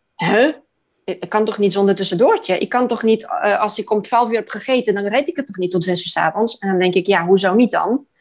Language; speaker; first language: Dutch; non-native, fluent; Polish